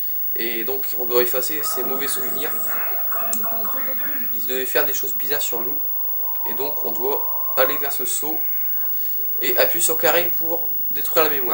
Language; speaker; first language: French; native; French